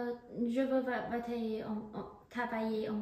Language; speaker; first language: French; non-native, learner; Vietnamese